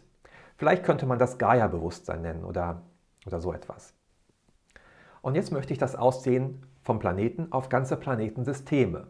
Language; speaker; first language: German; native; German